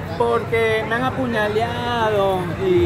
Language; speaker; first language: Spanish; native; Spanish